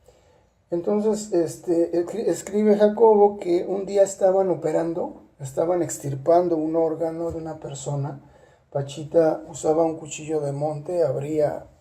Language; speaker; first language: Spanish; native; Spanish